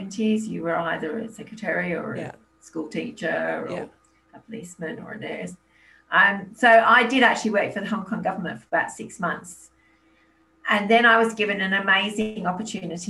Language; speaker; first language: English; native; English